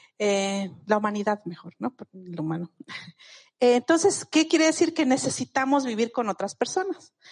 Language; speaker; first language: Spanish; non-native, local second language; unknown